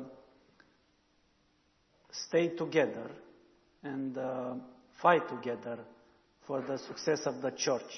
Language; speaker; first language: English; non-native, learner; Romanian